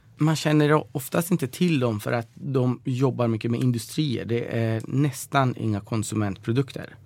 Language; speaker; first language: Swedish; early bilingual, other home language; Persian